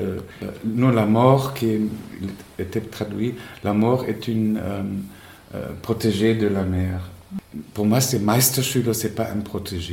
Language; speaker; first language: French; non-native, fluent; Spanish